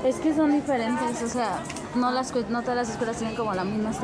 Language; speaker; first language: Spanish; native; Spanish